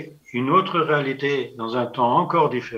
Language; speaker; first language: French; native; French